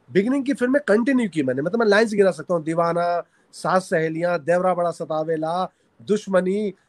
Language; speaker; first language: Hindi; native; Hindi